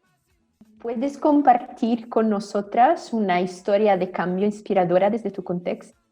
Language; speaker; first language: Spanish; non-native, fluent; Italian